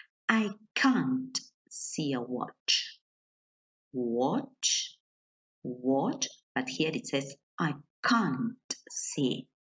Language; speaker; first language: English; non-native, fluent; Spanish